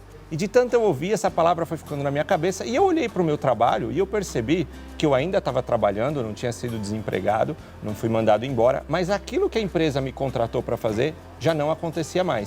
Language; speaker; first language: Portuguese; native; Portuguese